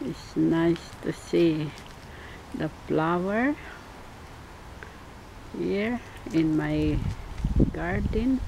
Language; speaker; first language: English; non-native, learner; Filipino